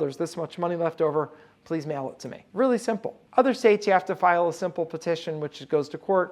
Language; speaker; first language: English; native; English